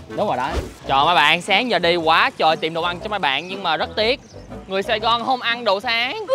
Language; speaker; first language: Vietnamese; non-native, fluent; English